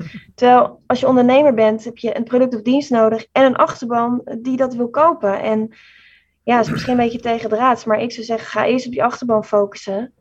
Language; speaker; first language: Dutch; native; Dutch